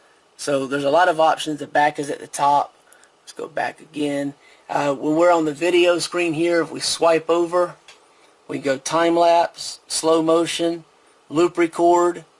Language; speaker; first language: English; native; English